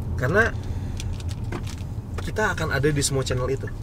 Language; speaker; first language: Indonesian; native; Indonesian